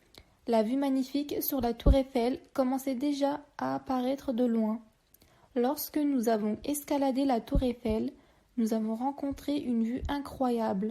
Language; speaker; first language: French; non-native, learner; Turkish